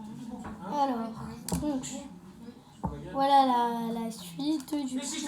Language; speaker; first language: French; native; French